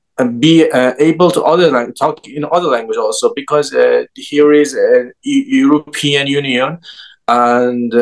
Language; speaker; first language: English; non-native, learner; Persian